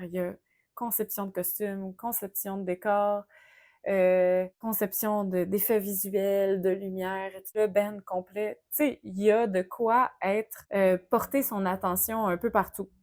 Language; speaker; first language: French; native; French